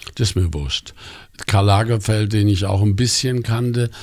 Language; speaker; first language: German; native; German